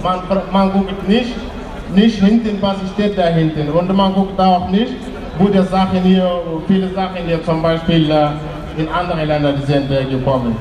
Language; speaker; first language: German; non-native, learner; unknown